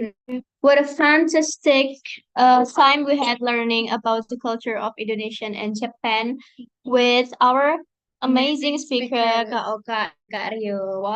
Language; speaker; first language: English; non-native, learner; Indonesian